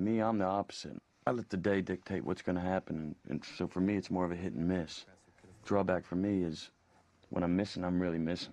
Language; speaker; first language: English; native; English